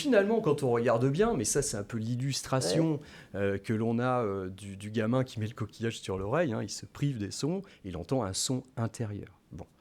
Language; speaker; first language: French; native; French